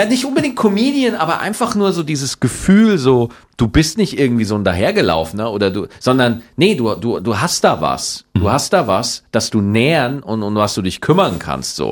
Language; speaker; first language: German; native; German